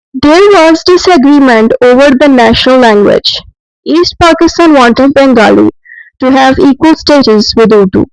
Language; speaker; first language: English; non-native, local second language; Urdu